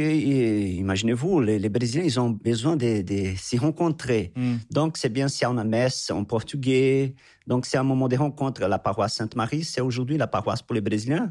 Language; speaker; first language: French; non-native, fluent; Portuguese